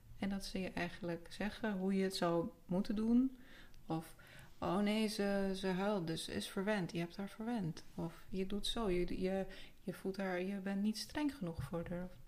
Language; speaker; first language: Dutch; early bilingual, other home language; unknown